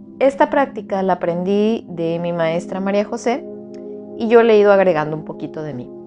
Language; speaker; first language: Spanish; native; Spanish